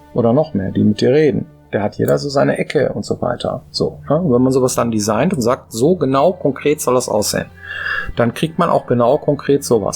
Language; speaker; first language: German; native; German